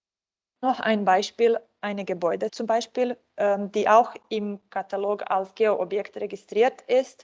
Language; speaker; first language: German; non-native, fluent; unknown